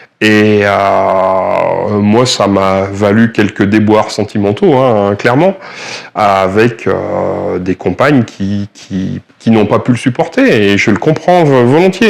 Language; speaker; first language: French; native; French